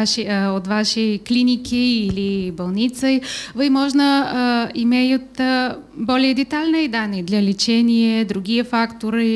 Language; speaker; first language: Russian; non-native, learner; Bulgarian